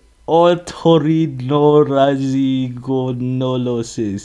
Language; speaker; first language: English; non-native, fluent; Vietnamese